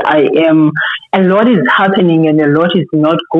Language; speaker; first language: English; non-native, local second language; Xhosa